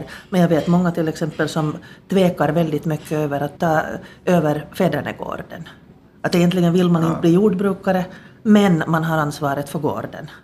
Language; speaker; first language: Swedish; native; Swedish